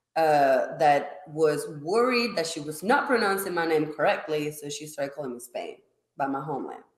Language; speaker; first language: English; non-native, fluent; Spanish